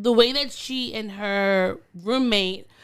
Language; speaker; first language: English; native; English